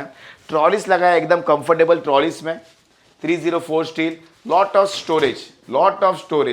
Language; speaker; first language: Hindi; non-native, local second language; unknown